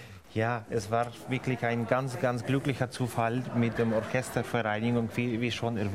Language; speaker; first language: German; non-native, fluent; Ukrainian